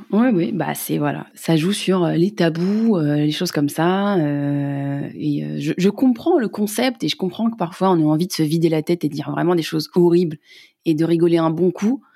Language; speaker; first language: French; native; French